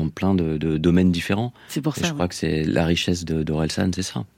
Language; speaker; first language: French; native; French